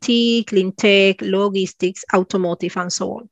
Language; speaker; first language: English; non-native, fluent; Spanish